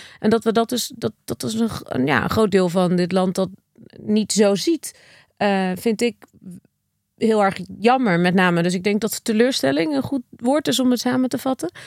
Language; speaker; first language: Dutch; native; Dutch